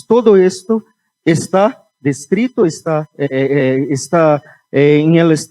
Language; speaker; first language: Spanish; non-native, fluent; Portuguese